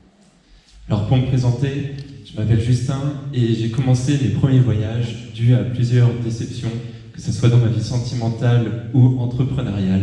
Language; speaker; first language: French; native; French